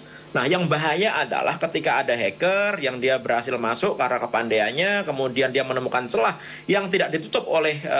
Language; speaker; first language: Indonesian; native; Indonesian